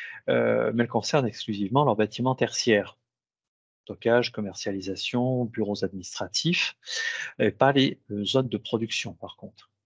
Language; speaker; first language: French; native; French